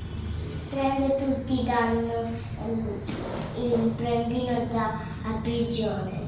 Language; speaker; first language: Italian; early bilingual, other home language; Bangla